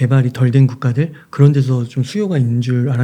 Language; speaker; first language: Korean; native; Korean